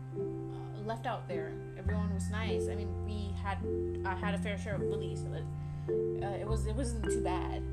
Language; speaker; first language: English; early bilingual, other home language; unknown